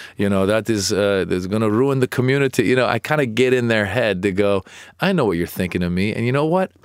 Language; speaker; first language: English; early bilingual, other home language; Persian